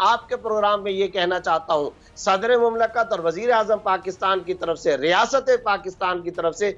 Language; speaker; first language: Urdu; native; Urdu